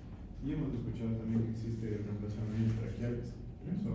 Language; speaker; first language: Spanish; native; Spanish